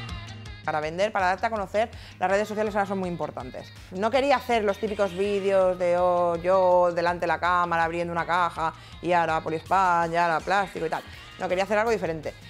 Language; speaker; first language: Spanish; native; Spanish